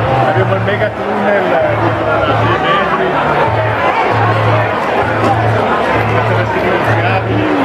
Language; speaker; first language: Italian; native; Italian